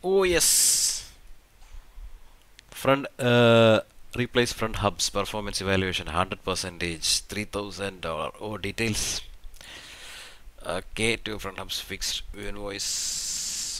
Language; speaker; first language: English; non-native, local second language; Malayalam